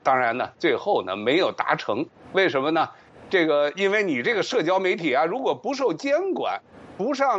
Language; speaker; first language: Chinese; native; Chinese